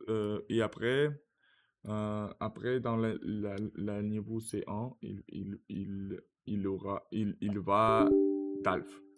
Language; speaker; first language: French; non-native, learner; Russian